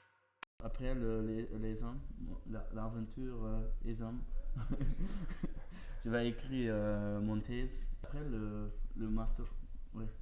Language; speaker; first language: French; non-native, learner; Dutch